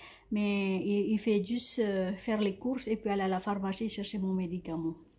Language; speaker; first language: French; non-native, fluent; Indonesian